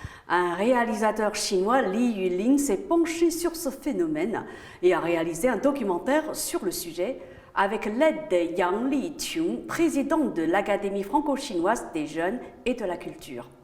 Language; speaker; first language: French; native; French